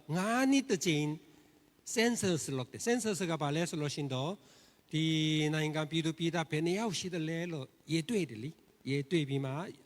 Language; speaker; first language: Burmese; non-native, learner; Korean